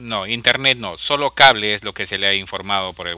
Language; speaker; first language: Spanish; native; Spanish